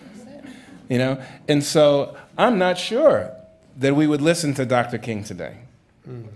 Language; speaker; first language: English; native; English